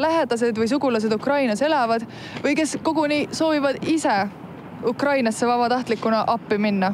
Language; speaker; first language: Estonian; native; Estonian